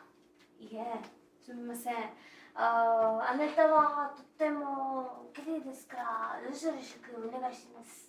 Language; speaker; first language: Japanese; non-native, learner; Tamil